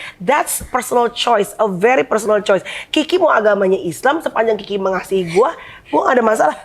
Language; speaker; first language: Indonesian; native; Indonesian